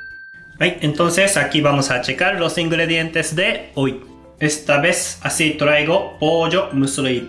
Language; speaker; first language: Spanish; non-native, learner; Japanese